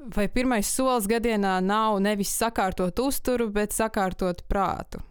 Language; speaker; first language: Latvian; native; Latvian